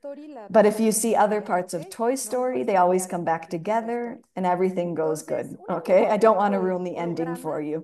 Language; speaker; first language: English; non-native, fluent; Spanish